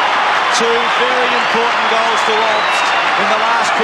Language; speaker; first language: English; native; English